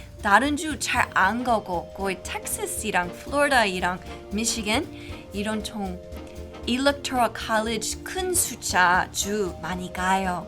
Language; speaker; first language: Korean; non-native, fluent; English